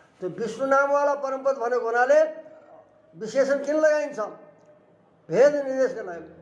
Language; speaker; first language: Nepali; native; Nepali